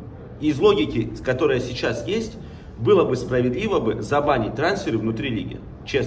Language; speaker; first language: Russian; native; Russian